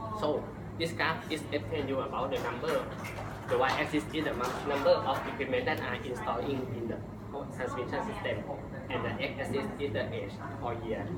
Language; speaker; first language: English; non-native, learner; Thai